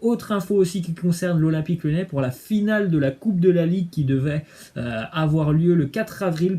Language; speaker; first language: French; native; French